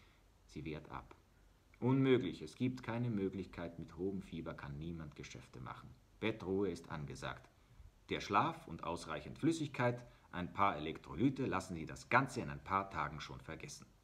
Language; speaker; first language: German; native; German